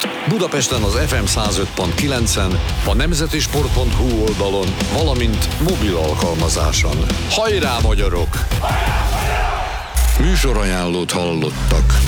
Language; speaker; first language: Hungarian; native; Hungarian